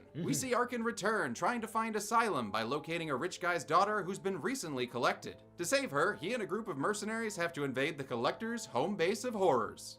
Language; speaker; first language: English; native; English